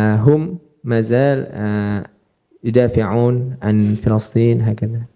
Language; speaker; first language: Arabic; non-native, learner; Indonesian